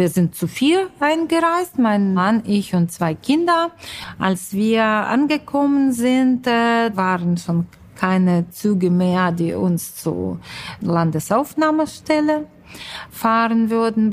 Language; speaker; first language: German; non-native, fluent; Russian